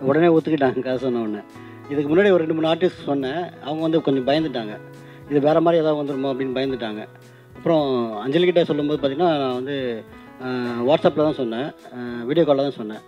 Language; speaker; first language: Tamil; native; Tamil